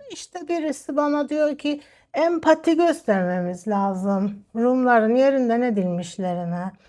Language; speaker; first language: Turkish; native; Turkish